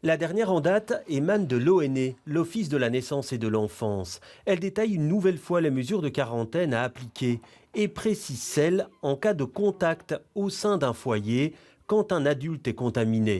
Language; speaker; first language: French; native; French